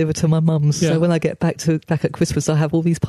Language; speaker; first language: English; native; English